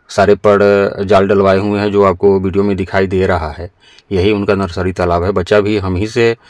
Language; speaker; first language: Hindi; native; Hindi